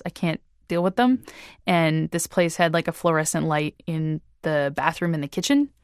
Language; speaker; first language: English; native; English